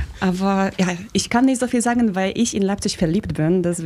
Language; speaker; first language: German; non-native, fluent; Polish